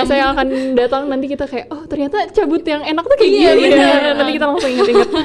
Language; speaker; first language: Indonesian; native; Indonesian